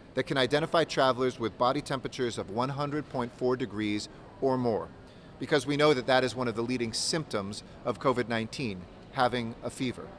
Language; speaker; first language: English; native; English